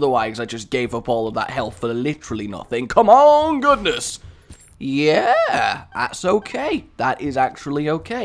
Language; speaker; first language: English; native; English